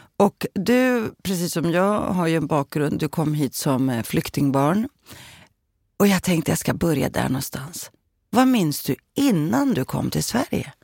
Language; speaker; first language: Swedish; early bilingual, other home language; Greek